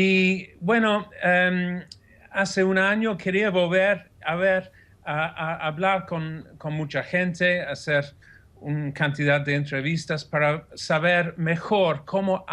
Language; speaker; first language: Spanish; non-native, fluent; English